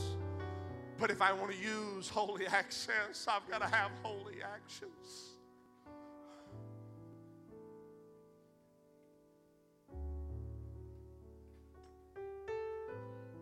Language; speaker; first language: English; native; English